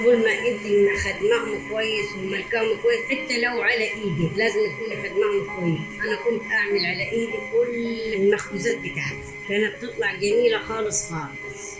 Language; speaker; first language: Arabic; native; Arabic